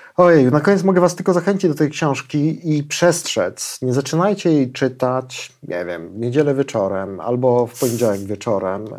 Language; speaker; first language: Polish; native; Polish